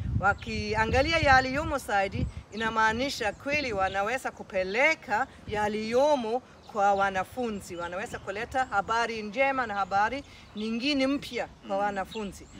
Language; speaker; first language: Swahili; non-native, fluent; German